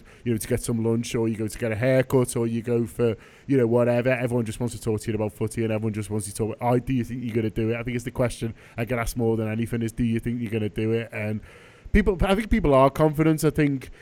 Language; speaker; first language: English; native; English